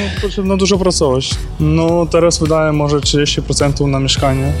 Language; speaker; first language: Polish; non-native, learner; Ukrainian